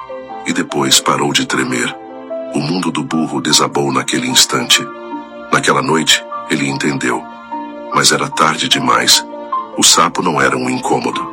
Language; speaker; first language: Portuguese; native; Portuguese